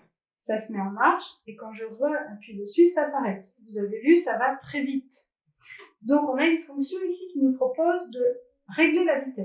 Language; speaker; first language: French; native; French